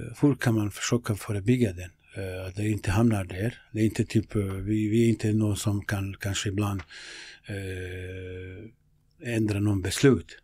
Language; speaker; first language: Swedish; non-native, fluent; Bosnian